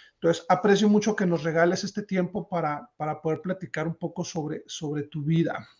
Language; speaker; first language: Spanish; native; Spanish